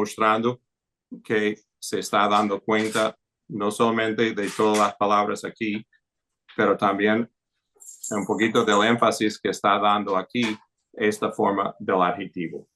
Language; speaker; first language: Spanish; non-native, fluent; English